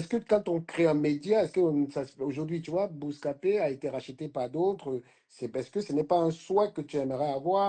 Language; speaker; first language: French; native; French